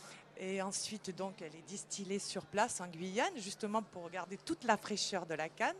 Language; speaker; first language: French; native; French